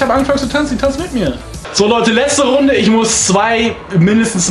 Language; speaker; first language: German; native; German